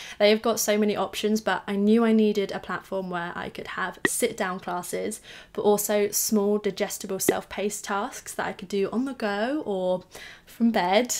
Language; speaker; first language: English; native; English